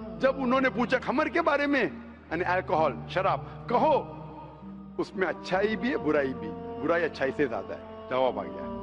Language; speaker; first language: Hindi; non-native, local second language; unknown